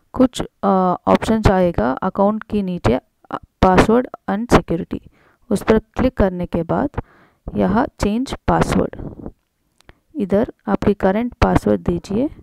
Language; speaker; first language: Hindi; non-native, local second language; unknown